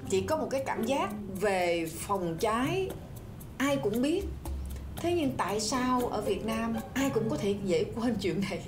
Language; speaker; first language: Vietnamese; native; Vietnamese